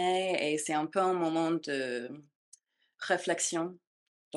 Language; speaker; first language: French; non-native, fluent; English